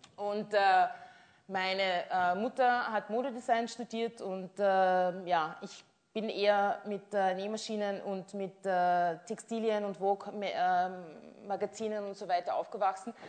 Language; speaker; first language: German; native; German